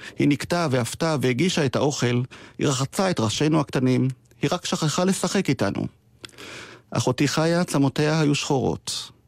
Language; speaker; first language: Hebrew; native; Hebrew